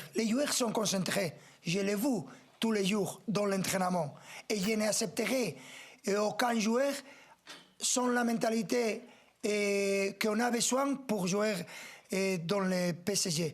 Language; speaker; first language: French; non-native, fluent; Spanish